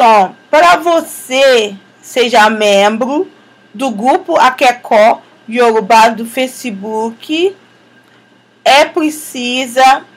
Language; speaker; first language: Portuguese; non-native, fluent; Yoruba